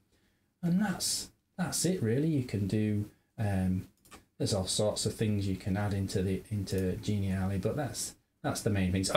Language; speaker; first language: English; native; English